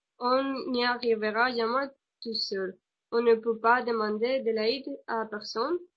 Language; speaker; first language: French; non-native, learner; Spanish